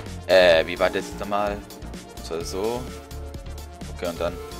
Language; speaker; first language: German; native; German